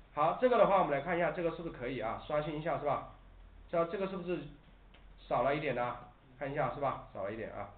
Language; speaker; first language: Chinese; native; Chinese